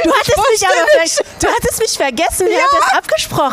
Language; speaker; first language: German; non-native, fluent; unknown